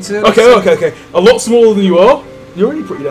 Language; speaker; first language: English; native; English